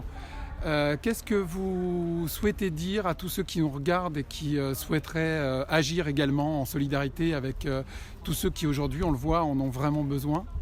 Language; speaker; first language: French; native; French